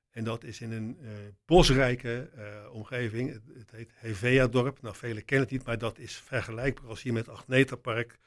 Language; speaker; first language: Dutch; native; Dutch